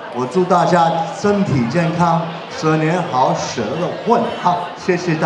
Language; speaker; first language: Chinese; non-native, learner; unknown